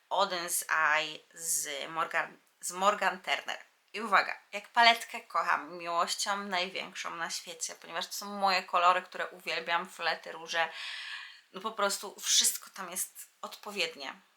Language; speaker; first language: Polish; native; Polish